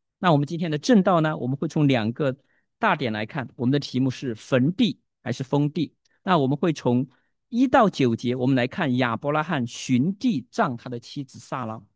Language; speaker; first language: Chinese; native; Chinese